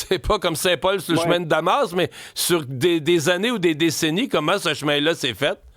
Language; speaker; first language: French; native; French